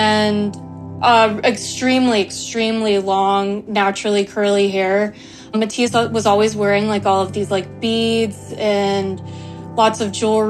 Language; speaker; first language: English; native; English